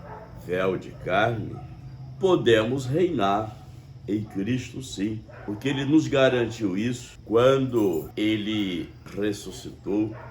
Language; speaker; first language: Portuguese; native; Portuguese